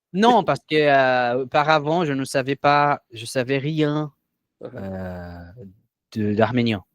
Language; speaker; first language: French; non-native, learner; Portuguese